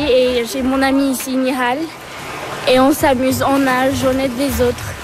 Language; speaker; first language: French; early bilingual, other home language; Turkish